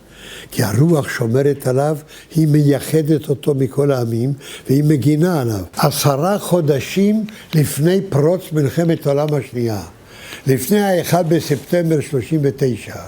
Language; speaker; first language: Hebrew; early bilingual, other home language; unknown